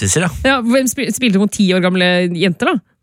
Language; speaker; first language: Norwegian; native; Norwegian